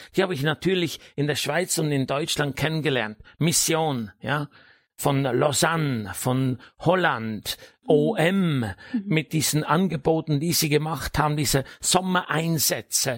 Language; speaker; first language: German; native; German